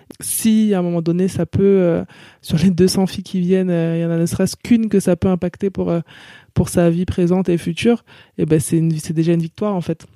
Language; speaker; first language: French; native; French